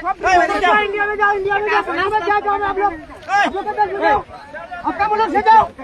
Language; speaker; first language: Hindi; non-native, learner; Bangla